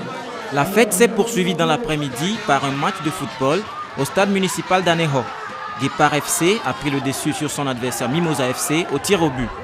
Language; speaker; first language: French; native; French